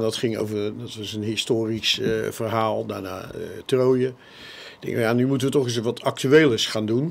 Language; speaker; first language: Dutch; native; Dutch